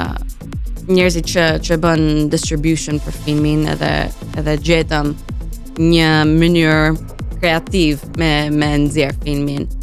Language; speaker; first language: Albanian; early bilingual, heritage; Albanian